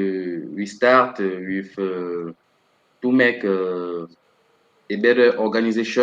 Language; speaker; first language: English; non-native, learner; French